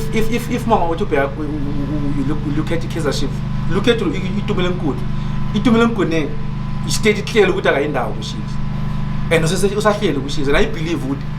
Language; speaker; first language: English; non-native, local second language; Zulu